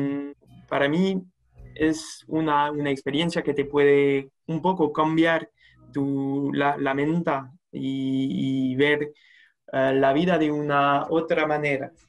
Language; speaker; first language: Spanish; non-native, fluent; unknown